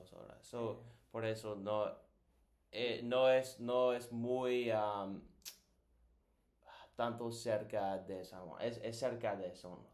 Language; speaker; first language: Spanish; non-native, learner; English